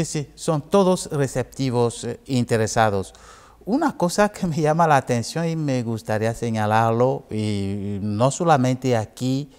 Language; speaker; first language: Spanish; non-native, fluent; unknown